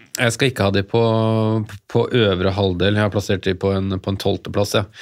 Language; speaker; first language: Norwegian; native; Norwegian